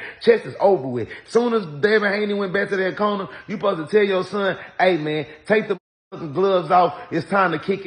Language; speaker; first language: English; native; English